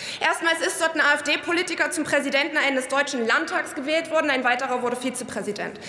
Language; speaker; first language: German; early bilingual, other home language; Arabic